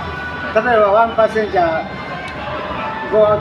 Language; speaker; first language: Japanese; non-native, learner; Filipino